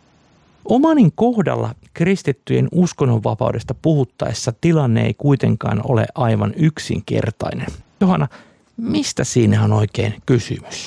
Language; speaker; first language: Finnish; native; Finnish